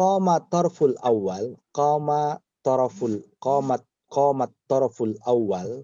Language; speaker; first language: Arabic; non-native, fluent; Indonesian